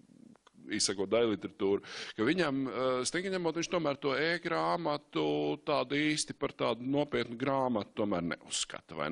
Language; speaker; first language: Latvian; native; Latvian